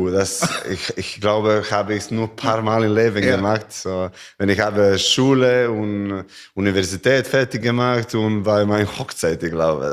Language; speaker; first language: German; non-native, learner; Serbian